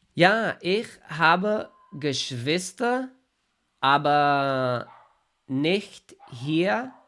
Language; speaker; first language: German; non-native, learner; English